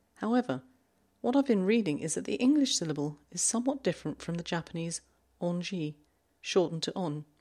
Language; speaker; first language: English; native; English